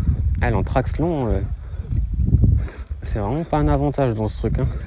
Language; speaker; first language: French; native; French